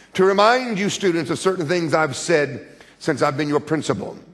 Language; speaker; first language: English; native; English